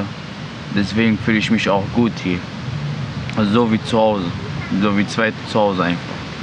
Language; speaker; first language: German; non-native, learner; Arabic